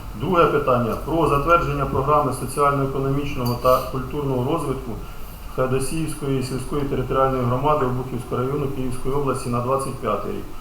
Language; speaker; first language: Ukrainian; native; Ukrainian